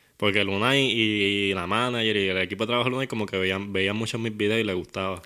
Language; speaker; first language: Spanish; native; Spanish